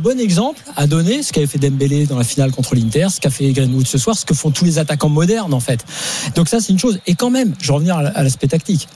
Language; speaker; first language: French; native; French